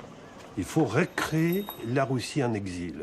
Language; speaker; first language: French; non-native, fluent; Russian